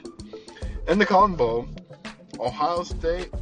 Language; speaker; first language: English; native; English